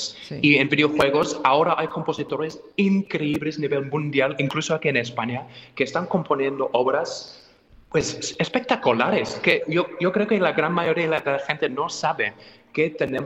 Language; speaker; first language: Spanish; non-native, fluent; English